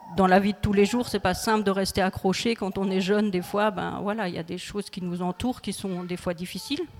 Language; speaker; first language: French; native; French